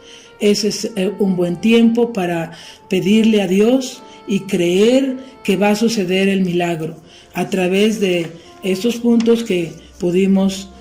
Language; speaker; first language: Spanish; native; Spanish